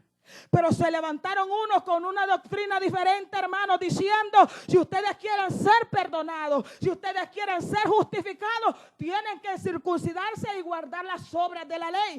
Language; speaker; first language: Spanish; native; Spanish